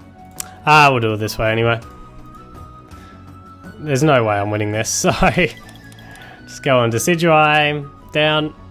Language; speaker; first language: English; native; English